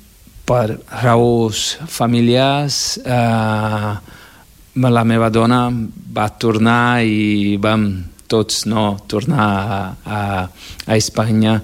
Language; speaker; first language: Catalan; non-native, fluent; Portuguese